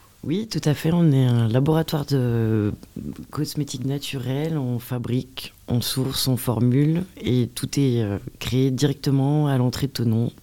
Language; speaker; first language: French; native; French